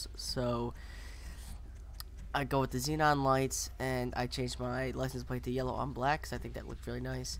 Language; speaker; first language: English; native; English